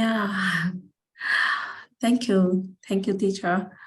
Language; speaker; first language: English; non-native, learner; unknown